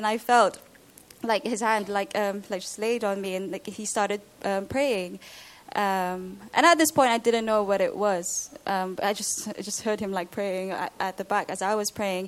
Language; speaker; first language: English; non-native, local second language; Filipino